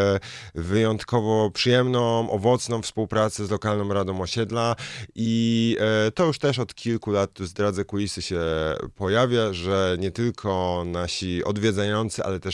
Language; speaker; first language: Polish; native; Polish